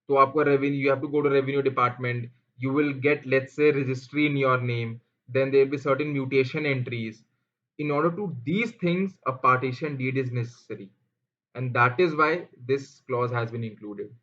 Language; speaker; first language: English; non-native, local second language; Hindi